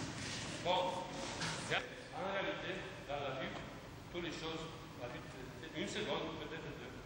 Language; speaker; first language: French; non-native, fluent; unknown